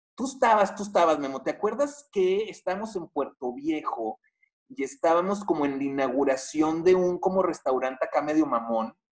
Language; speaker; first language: Spanish; native; Spanish